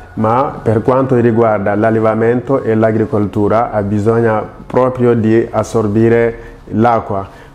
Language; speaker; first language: Italian; non-native, fluent; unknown